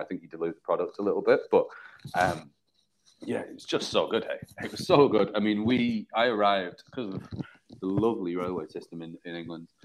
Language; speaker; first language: English; native; English